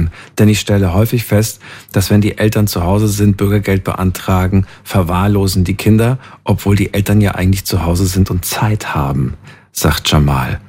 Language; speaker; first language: German; native; German